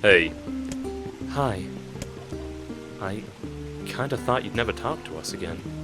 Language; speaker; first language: English; native; English